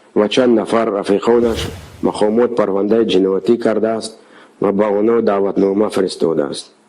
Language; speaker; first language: Tajik; non-native, local second language; Shughni